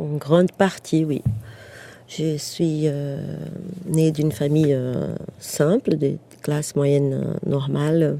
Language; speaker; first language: French; non-native, fluent; Portuguese